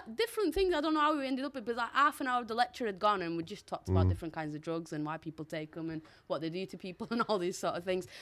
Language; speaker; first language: English; non-native, local second language; Portuguese